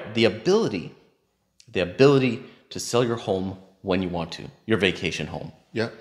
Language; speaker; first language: English; native; English